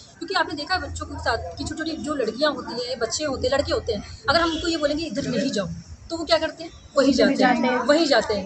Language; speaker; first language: Hindi; native; Hindi